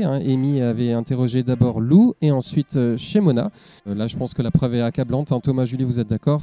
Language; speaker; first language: French; native; French